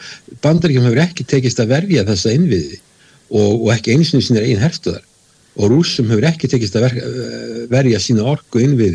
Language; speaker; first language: Icelandic; native; Icelandic